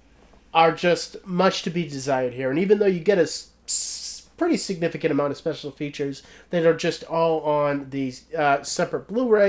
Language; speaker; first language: English; native; English